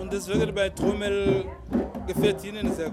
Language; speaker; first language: German; non-native, learner; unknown